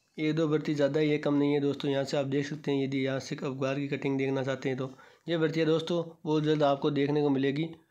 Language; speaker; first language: Hindi; native; Hindi